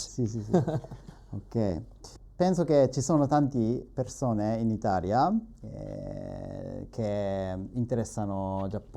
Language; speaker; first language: Italian; non-native, learner; Japanese